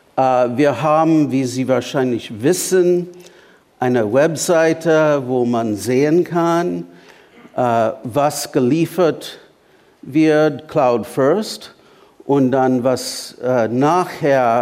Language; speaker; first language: German; non-native, fluent; English